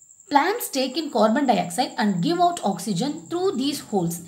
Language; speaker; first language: English; non-native, local second language; Tamil